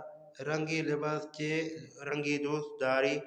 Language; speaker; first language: Persian; non-native, learner; Urdu